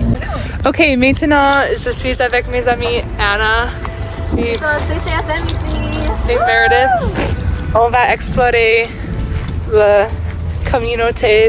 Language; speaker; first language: French; non-native, local second language; English